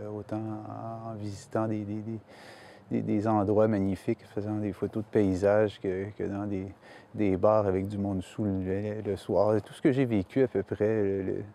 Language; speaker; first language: French; native; French